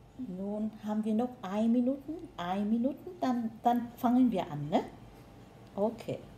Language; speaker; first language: German; non-native, learner; Vietnamese